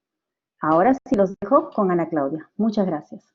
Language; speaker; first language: Spanish; native; Spanish